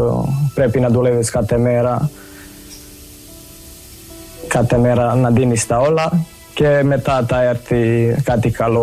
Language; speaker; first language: Greek; non-native, learner; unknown